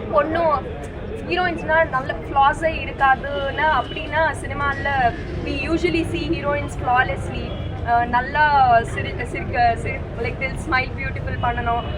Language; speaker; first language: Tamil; non-native, learner; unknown